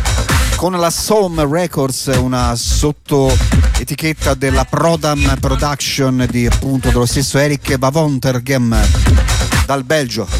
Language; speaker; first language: Italian; native; Italian